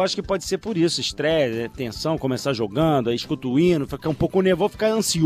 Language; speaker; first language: Portuguese; native; Portuguese